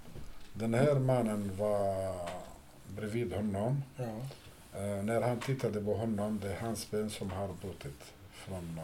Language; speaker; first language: Swedish; non-native, fluent; Arabic